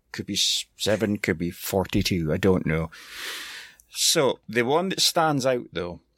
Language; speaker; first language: English; native; English